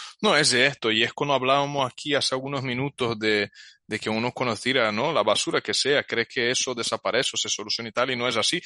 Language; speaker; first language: Spanish; non-native, fluent; Portuguese